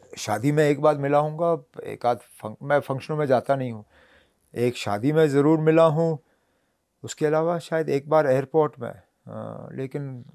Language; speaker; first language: Hindi; non-native, local second language; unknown